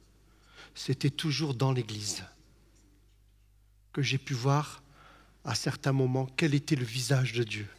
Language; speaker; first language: French; native; French